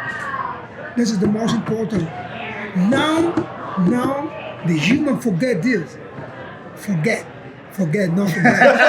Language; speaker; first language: English; non-native, learner; Spanish